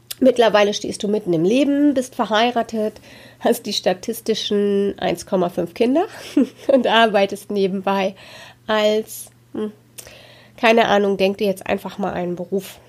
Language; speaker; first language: German; native; German